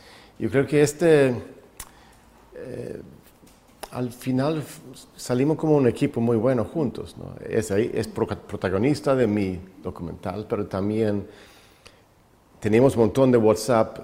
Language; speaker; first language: Spanish; non-native, fluent; Swedish